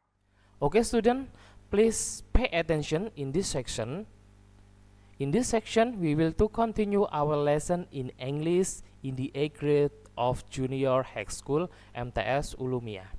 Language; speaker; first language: English; non-native, learner; Indonesian